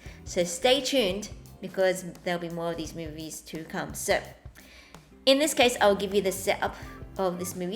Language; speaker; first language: English; native; English